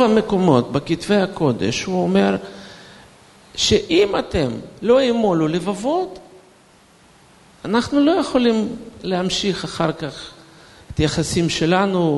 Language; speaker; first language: Hebrew; non-native, fluent; Russian